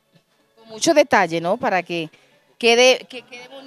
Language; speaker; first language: Spanish; native; Spanish